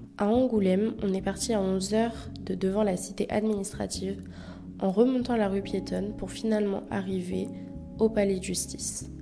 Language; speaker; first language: French; native; French